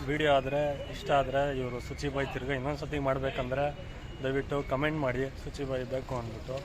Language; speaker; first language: Kannada; native; Kannada